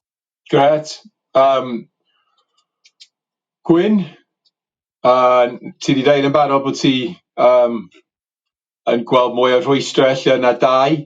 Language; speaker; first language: Welsh; native; Welsh